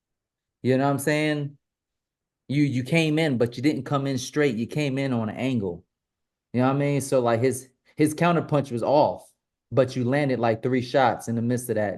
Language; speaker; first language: English; native; English